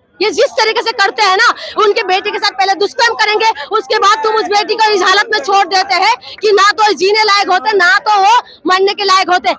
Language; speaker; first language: Hindi; non-native, local second language; Assamese